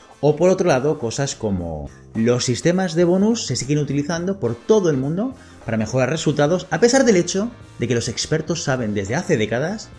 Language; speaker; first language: Spanish; native; Spanish